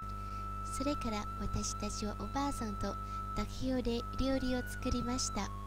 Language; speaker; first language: Japanese; non-native, learner; Vietnamese